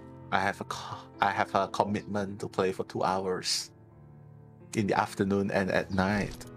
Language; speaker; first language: English; non-native, local second language; Chinese